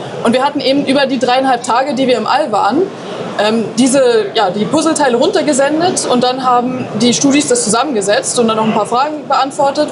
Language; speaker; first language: German; native; German